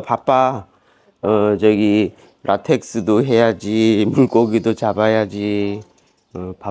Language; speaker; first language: Korean; native; Korean